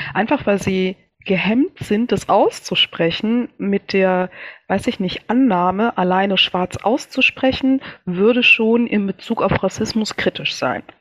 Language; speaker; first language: German; early bilingual, other home language; Kinyarwanda